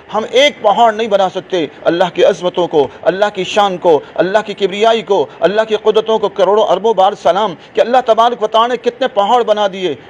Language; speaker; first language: Urdu; non-native, local second language; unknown